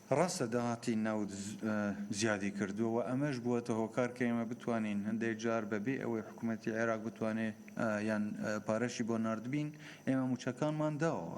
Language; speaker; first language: Central Kurdish; native; Central Kurdish